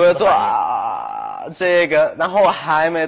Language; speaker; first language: Chinese; non-native, fluent; Thai